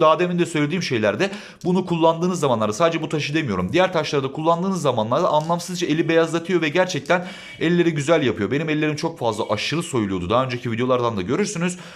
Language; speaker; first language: Turkish; native; Turkish